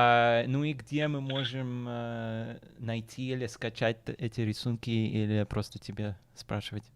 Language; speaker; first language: Russian; early bilingual, heritage; Russian